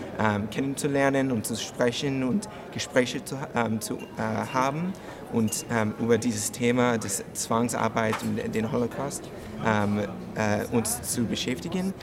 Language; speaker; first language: German; non-native, learner; English